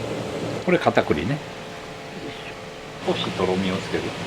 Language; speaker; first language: Japanese; native; Japanese